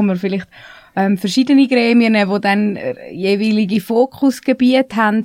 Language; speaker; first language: German; native; German